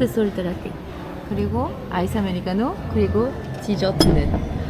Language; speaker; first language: Korean; non-native, fluent; French